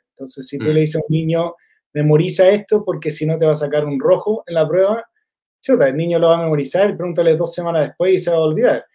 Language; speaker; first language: Spanish; non-native, fluent; English